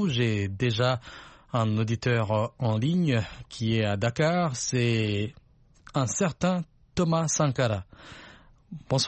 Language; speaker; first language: French; non-native, local second language; Rundi